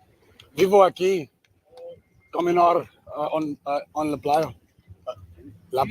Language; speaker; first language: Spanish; non-native, learner; English